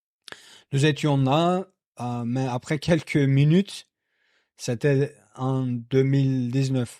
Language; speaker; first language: French; non-native, learner; Kurdish